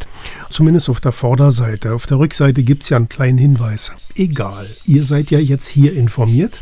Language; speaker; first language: German; native; German